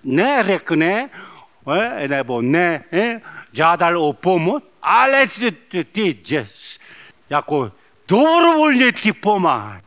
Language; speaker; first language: Czech; non-native, learner; Korean